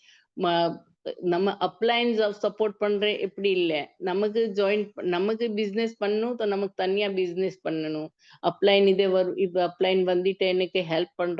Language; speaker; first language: Tamil; non-native, learner; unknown